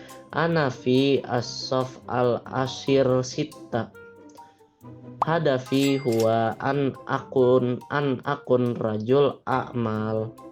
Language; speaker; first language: Arabic; non-native, learner; Indonesian